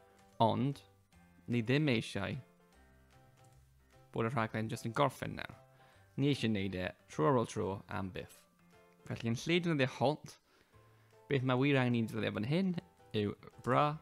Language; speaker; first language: Welsh; native; Welsh